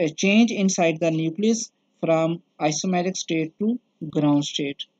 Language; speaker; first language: English; non-native, local second language; Urdu